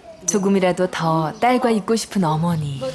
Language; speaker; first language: Korean; native; Korean